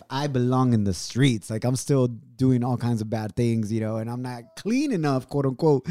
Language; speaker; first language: English; early bilingual, other home language; Spanish